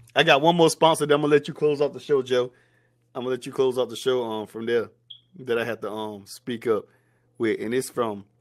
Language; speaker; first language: English; native; English